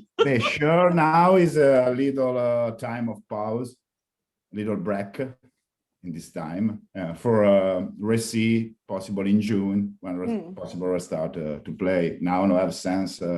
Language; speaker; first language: English; non-native, learner; Italian